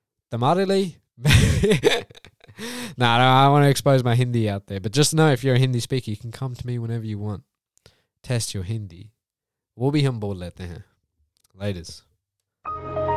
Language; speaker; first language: Punjabi; early bilingual, heritage; Punjabi